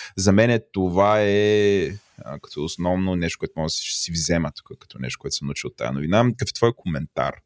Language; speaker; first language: Bulgarian; native; Bulgarian